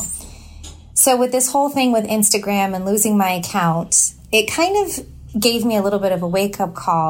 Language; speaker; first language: English; native; English